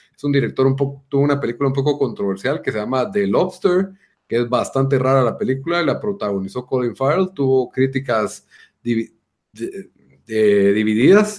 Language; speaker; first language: Spanish; native; Spanish